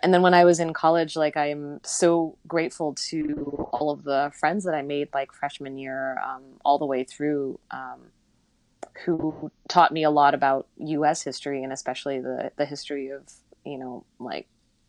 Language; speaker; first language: English; native; English